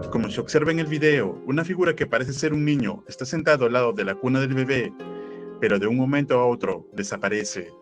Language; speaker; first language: Spanish; native; Spanish